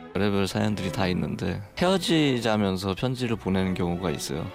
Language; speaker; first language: Korean; native; Korean